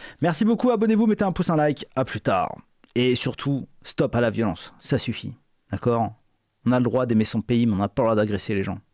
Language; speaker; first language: French; native; French